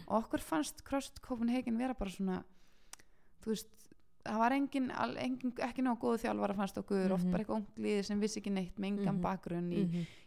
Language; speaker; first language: Icelandic; early bilingual, heritage; Icelandic